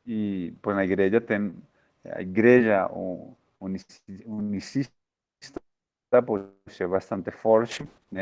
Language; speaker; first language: Portuguese; non-native, fluent; Spanish